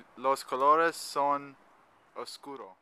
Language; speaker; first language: Spanish; non-native, learner; English